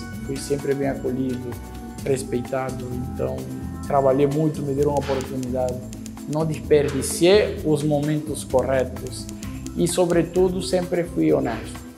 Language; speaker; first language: Portuguese; non-native, fluent; Spanish